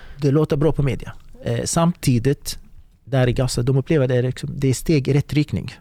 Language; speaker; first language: Swedish; early bilingual, other home language; Arabic